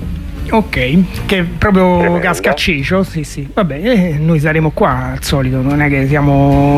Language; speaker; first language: Italian; native; Italian